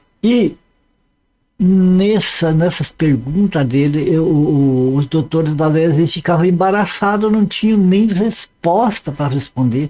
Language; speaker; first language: Portuguese; native; Portuguese